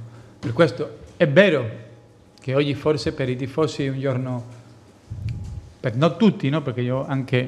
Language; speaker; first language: Italian; non-native, fluent; Spanish